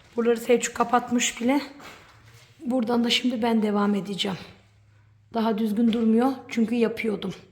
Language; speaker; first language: Turkish; early bilingual, heritage; Turkish